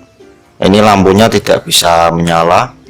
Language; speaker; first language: Indonesian; native; Indonesian